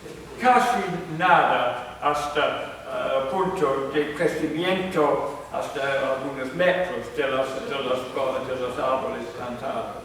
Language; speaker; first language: Spanish; non-native, fluent; English